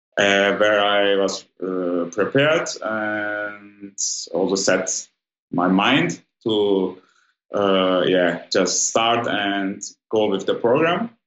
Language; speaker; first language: English; non-native, fluent; German